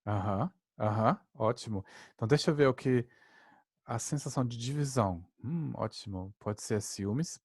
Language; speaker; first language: Portuguese; non-native, fluent; German